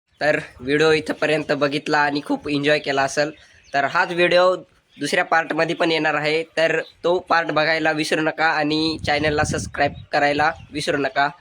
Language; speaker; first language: Marathi; non-native, local second language; Kukna